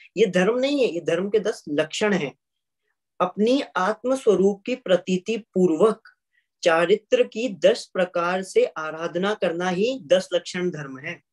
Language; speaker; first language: Hindi; native; Hindi